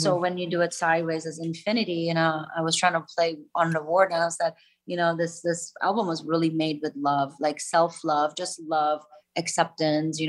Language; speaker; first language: English; non-native, fluent; German